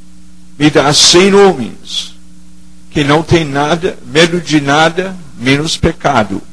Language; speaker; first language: Portuguese; non-native, fluent; English